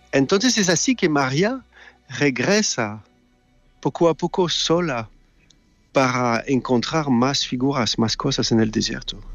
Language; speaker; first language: Spanish; non-native, learner; French